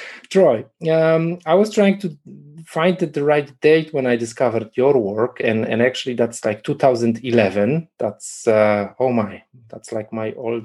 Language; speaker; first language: English; non-native, fluent; Polish